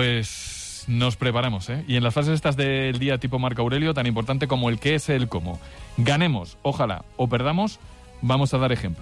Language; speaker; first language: Spanish; native; Spanish